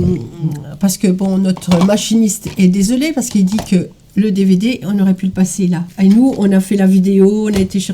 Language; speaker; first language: French; native; French